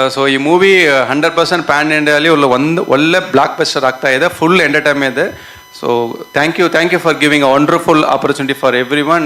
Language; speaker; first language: Kannada; non-native, learner; Tamil